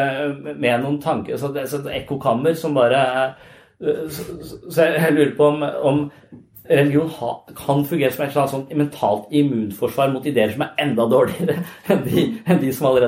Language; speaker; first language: Norwegian; native; Norwegian